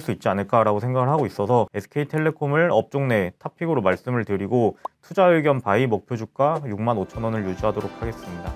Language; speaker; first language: Korean; native; Korean